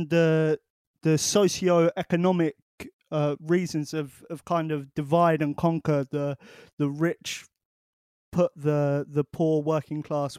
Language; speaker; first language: English; native; English